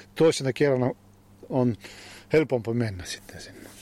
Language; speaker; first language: Finnish; non-native, learner; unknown